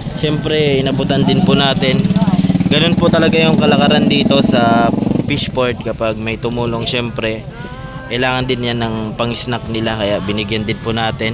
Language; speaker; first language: Filipino; non-native, local second language; Bikol